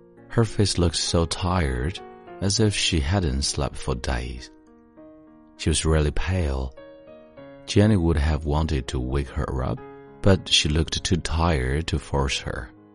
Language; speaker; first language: English; non-native, fluent; Chinese